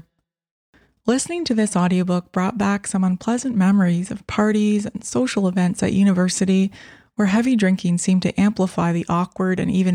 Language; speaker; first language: English; native; English